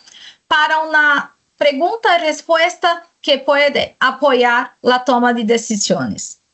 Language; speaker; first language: Spanish; non-native, fluent; Portuguese